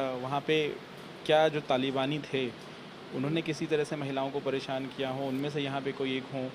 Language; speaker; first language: Hindi; native; Hindi